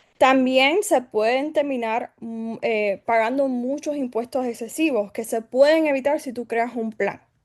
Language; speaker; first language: Spanish; early bilingual, heritage; Spanish